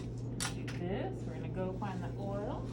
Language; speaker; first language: English; native; English